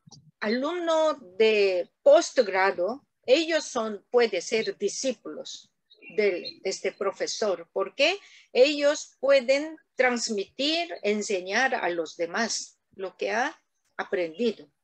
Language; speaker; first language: Spanish; non-native, learner; Korean